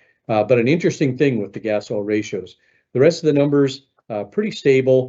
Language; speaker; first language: English; native; English